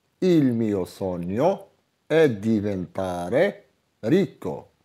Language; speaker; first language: Italian; non-native, fluent; Arabic